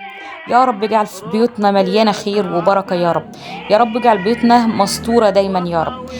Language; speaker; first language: Arabic; native; Arabic